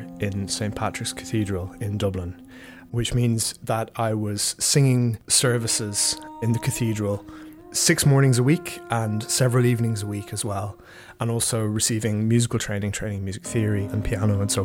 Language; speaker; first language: English; native; English